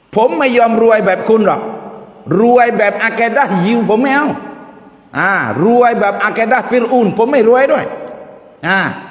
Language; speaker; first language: Thai; non-native, local second language; Malay